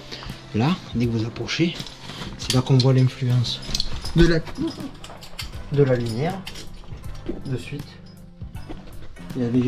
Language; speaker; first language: French; native; French